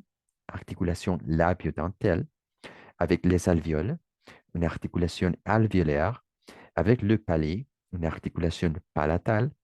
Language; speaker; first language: French; non-native, learner; Spanish